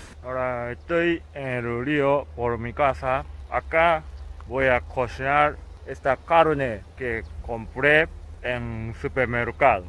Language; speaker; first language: Spanish; non-native, fluent; Japanese